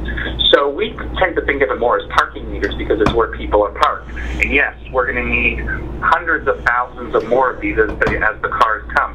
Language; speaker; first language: English; native; English